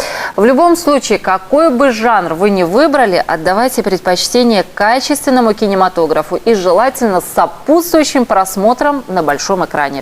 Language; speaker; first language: Russian; native; Russian